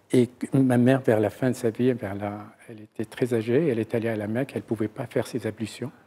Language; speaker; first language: French; non-native, local second language; Arabic